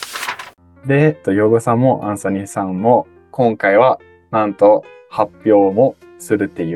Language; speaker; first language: Japanese; native; Japanese